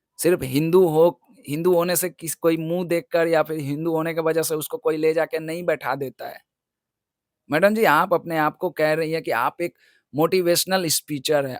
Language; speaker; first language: Hindi; non-native, local second language; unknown